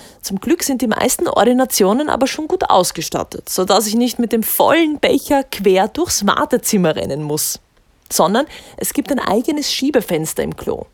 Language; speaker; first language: German; native; German